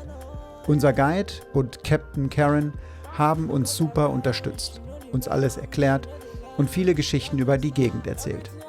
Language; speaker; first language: German; native; German